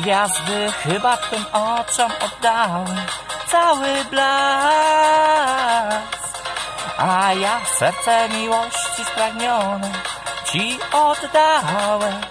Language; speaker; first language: Polish; native; Polish